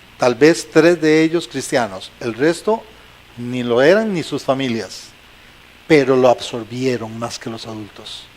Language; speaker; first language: Spanish; native; Spanish